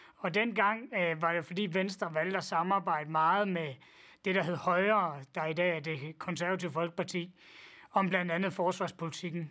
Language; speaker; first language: Danish; native; Danish